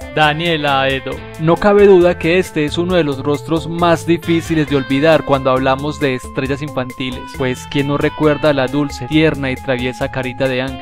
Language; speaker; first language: Spanish; native; Spanish